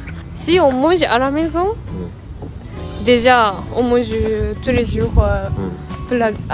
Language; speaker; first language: French; non-native, learner; Japanese